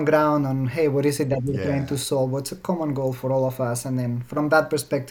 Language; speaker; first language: English; non-native, fluent; Spanish